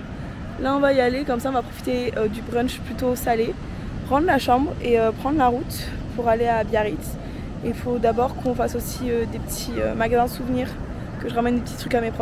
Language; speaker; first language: French; native; French